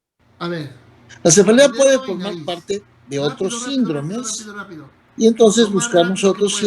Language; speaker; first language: Spanish; native; Spanish